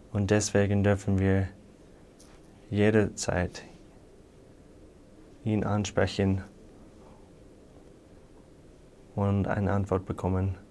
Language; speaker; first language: German; non-native, fluent; English